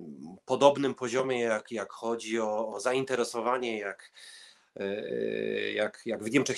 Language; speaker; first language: Polish; early bilingual, heritage; Polish